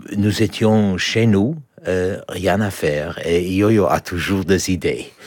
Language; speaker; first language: French; non-native, fluent; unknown